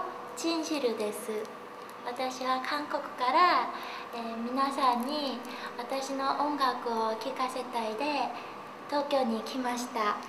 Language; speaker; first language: Japanese; non-native, learner; Korean